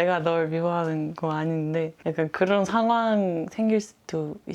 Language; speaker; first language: Korean; non-native, fluent; Dutch